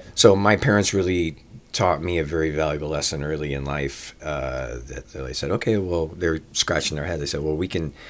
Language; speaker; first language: English; native; English